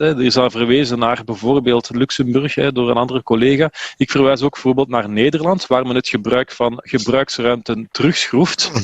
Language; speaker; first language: Dutch; native; Dutch